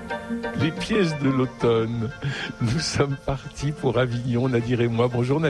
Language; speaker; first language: French; native; French